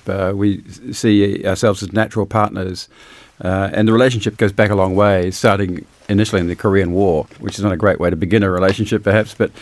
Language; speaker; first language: English; native; English